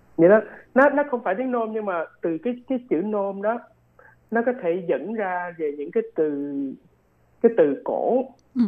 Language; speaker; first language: Vietnamese; early bilingual, other home language; Khmer